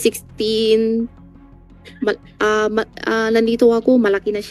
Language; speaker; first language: Filipino; non-native, learner; Chinese